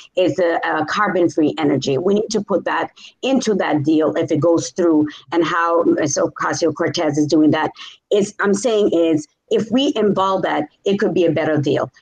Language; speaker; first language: English; native; English